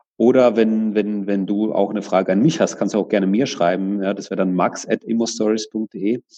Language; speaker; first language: German; native; German